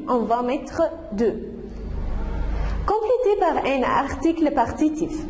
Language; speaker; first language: French; non-native, fluent; Arabic